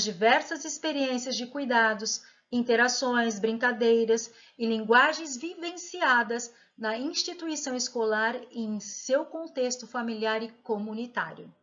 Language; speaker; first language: Portuguese; native; Portuguese